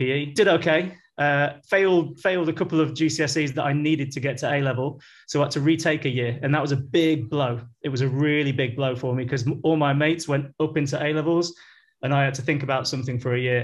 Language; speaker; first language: English; native; English